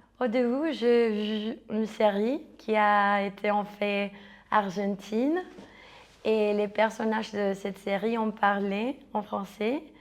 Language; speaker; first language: French; non-native, fluent; Spanish